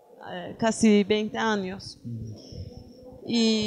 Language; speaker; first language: Spanish; non-native, learner; Kurdish